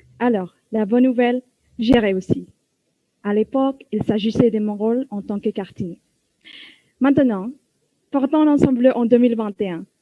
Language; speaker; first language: French; non-native, fluent; Indonesian